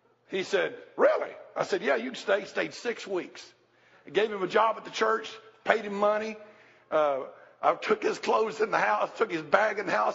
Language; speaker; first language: English; native; English